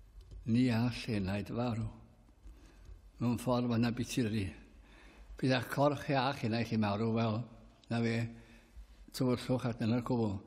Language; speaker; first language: Welsh; native; Welsh